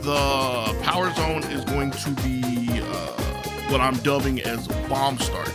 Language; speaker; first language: English; native; English